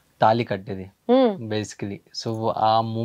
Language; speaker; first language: Telugu; early bilingual, heritage; Telugu